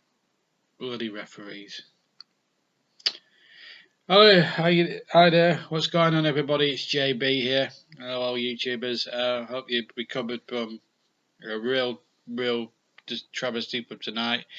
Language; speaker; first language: English; native; English